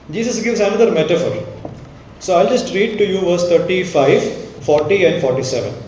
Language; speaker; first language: English; non-native, local second language; Malayalam